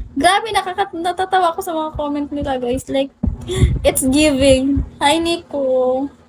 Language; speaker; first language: Filipino; non-native, local second language; Cebuano